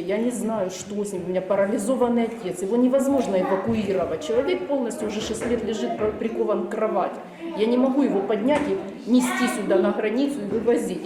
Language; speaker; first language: Russian; native; Russian